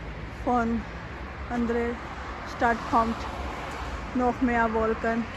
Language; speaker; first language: German; non-native, learner; Urdu